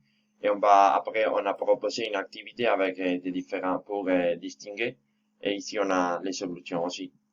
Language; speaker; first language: French; non-native, fluent; Spanish